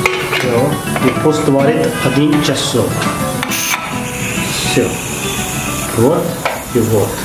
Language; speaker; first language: Russian; non-native, learner; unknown